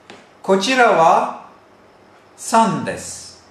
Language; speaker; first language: Japanese; non-native, fluent; Turkish